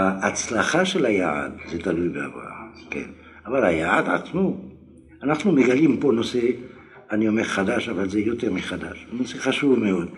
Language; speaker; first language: Hebrew; non-native, fluent; French